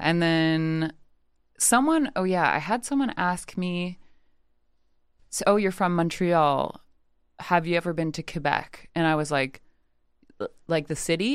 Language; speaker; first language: English; non-native, local second language; French